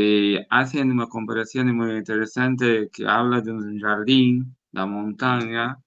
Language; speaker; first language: Spanish; non-native, learner; Portuguese